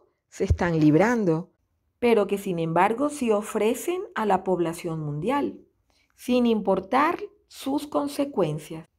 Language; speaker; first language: Spanish; native; Spanish